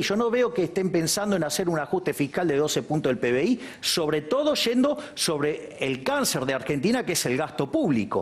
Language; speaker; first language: Spanish; native; Spanish